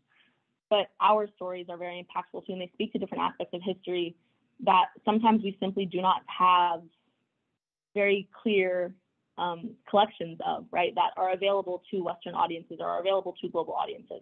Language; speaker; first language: English; native; English